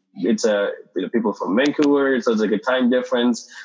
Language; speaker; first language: English; non-native, local second language; Tamil